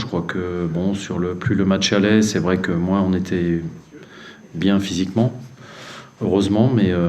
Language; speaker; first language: French; native; French